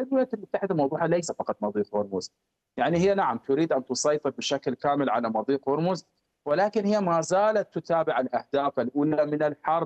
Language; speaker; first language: Arabic; non-native, fluent; Persian